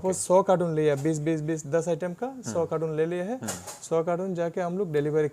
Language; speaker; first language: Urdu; non-native, fluent; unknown